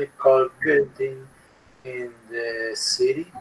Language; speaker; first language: English; non-native, learner; Spanish